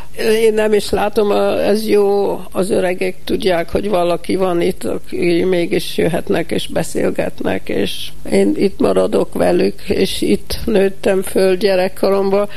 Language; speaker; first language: Hungarian; early bilingual, heritage; Hungarian